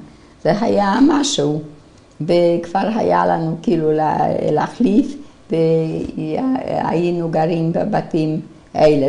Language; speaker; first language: Hebrew; non-native, fluent; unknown